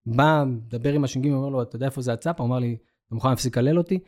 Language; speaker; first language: Hebrew; native; Hebrew